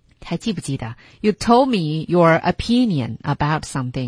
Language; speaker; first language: English; non-native, fluent; Chinese